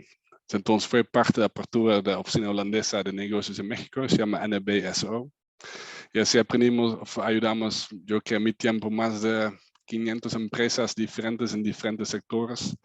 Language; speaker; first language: Spanish; non-native, fluent; Dutch